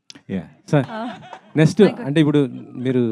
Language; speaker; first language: Telugu; native; Telugu